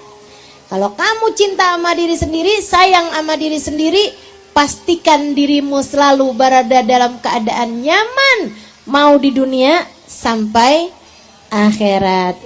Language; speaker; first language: Indonesian; native; Indonesian